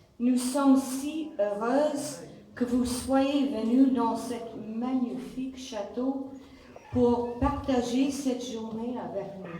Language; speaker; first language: French; non-native, learner; English